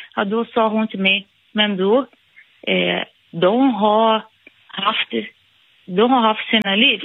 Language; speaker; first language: Swedish; non-native, fluent; Portuguese